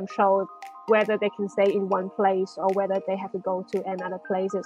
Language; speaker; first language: English; non-native, local second language; Cantonese